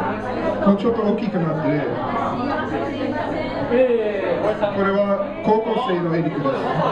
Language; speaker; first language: Japanese; non-native, learner; English